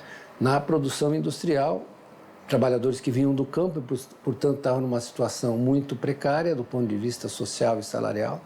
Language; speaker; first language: Portuguese; native; Portuguese